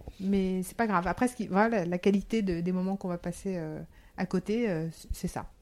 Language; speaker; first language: French; early bilingual, heritage; French